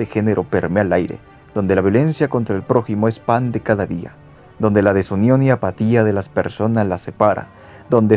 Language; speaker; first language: Spanish; native; Spanish